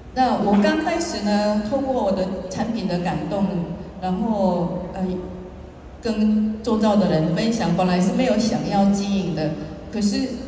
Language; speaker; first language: Chinese; non-native, fluent; Korean